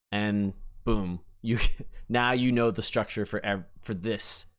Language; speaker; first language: English; native; English